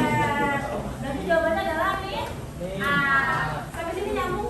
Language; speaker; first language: Indonesian; native; Indonesian